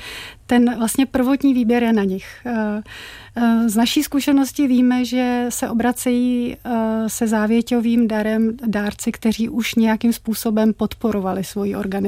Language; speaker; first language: Czech; native; Czech